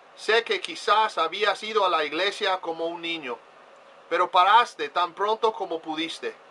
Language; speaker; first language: Spanish; non-native, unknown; English